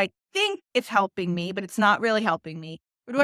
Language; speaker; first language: English; native; English